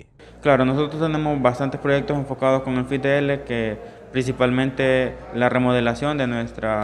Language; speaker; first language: Spanish; native; Spanish